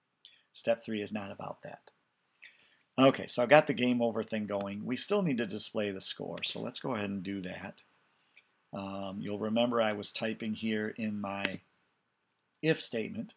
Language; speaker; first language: English; native; English